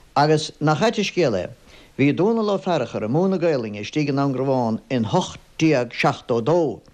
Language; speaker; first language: Irish; native; Irish